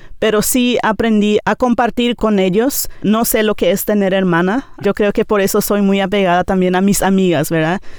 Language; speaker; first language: Spanish; non-native, local second language; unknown